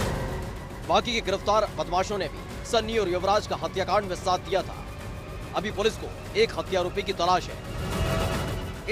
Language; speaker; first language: Hindi; native; Hindi